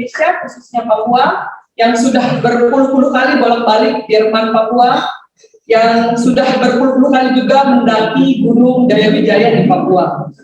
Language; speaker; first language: Indonesian; native; Indonesian